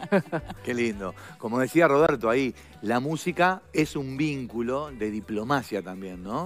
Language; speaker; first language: Spanish; native; Spanish